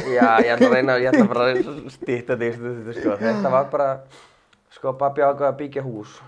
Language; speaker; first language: Icelandic; non-native, fluent; Spanish